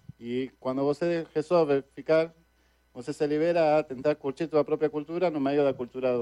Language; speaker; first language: Portuguese; non-native, fluent; Spanish